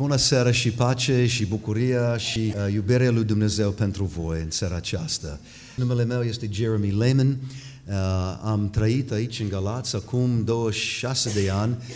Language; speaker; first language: Romanian; non-native, fluent; English